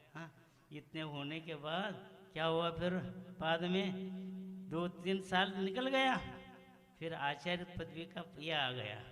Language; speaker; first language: Hindi; non-native, local second language; Kannada